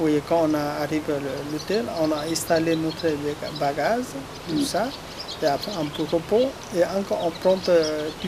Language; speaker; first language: French; non-native, learner; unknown